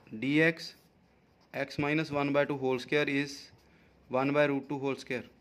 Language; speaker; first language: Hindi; non-native, local second language; Punjabi